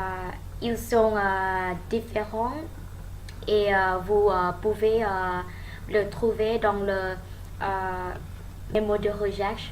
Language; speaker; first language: French; non-native, learner; Thai